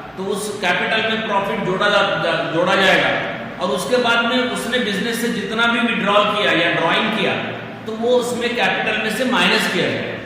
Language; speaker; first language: Hindi; non-native, local second language; Marathi